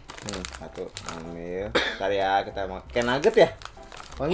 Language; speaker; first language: Indonesian; native; Indonesian